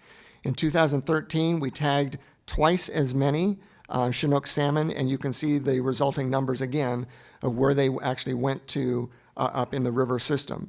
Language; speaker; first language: English; native; English